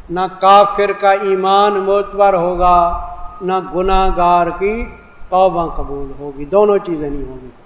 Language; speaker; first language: Urdu; non-native, local second language; Saraiki